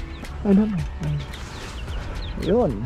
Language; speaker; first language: English; non-native, learner; Filipino